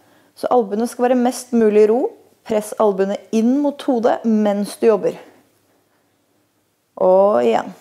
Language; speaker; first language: Norwegian; native; Norwegian